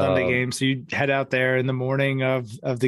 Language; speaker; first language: English; native; English